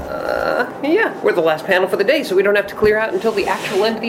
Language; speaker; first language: English; native; English